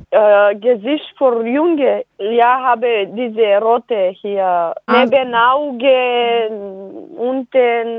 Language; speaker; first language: German; non-native, learner; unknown